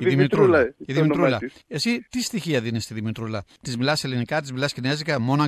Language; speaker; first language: Greek; native; Greek